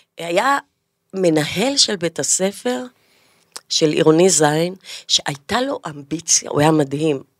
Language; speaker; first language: Hebrew; native; Hebrew